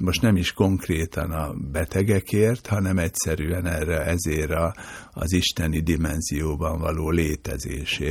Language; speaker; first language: Hungarian; native; Hungarian